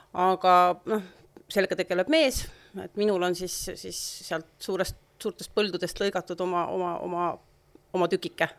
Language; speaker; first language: Estonian; native; Estonian